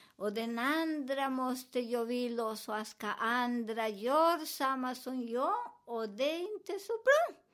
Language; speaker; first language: Swedish; non-native, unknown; Spanish